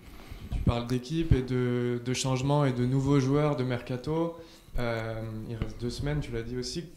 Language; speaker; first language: French; native; French